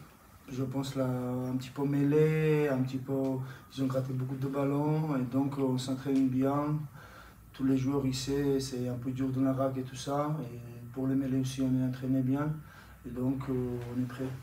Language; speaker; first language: French; non-native, learner; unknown